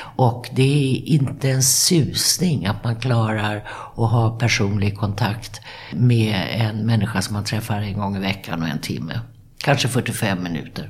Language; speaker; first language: Swedish; native; Swedish